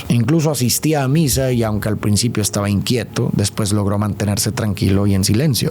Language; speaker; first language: Spanish; native; Spanish